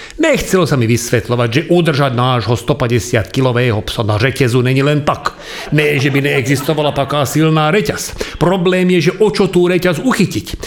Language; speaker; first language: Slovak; non-native, local second language; Hungarian